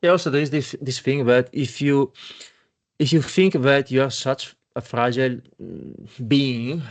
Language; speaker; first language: English; non-native, fluent; Italian